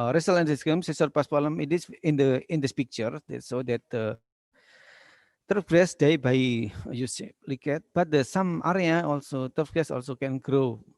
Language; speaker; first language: English; non-native, learner; Indonesian